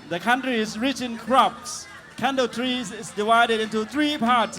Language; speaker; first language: English; non-native, fluent; Thai